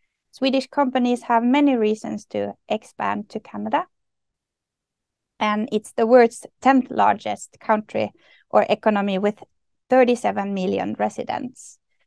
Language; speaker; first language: English; non-native, fluent; Swedish